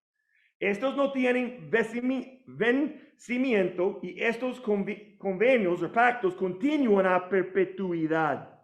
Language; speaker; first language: Spanish; non-native, learner; English